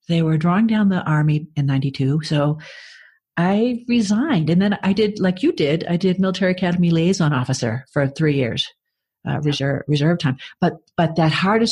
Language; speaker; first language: English; native; English